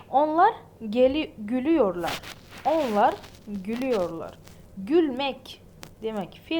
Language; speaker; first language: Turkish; non-native, fluent; Uzbek